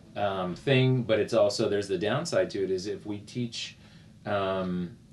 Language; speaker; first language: English; native; English